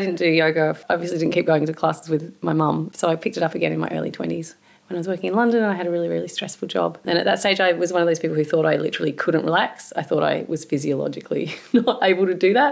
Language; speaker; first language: English; native; English